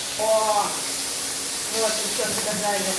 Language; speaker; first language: Russian; native; Russian